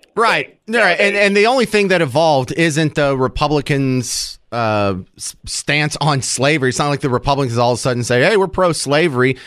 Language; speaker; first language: English; native; English